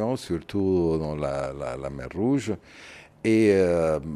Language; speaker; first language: French; non-native, fluent; Arabic